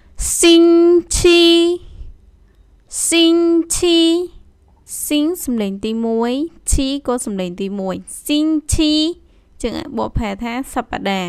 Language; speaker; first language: Chinese; non-native, fluent; Khmer